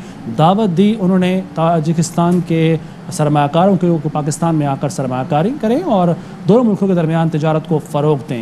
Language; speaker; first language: Urdu; native; Urdu